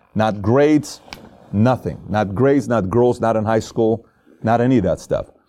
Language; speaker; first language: English; non-native, fluent; Persian